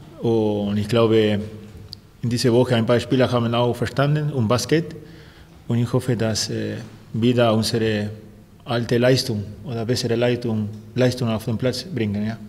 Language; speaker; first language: German; non-native, learner; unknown